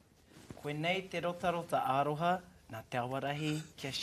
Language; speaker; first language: Māori; non-native, learner; English